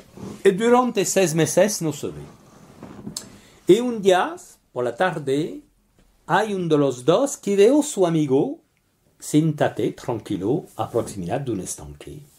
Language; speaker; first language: Spanish; non-native, learner; French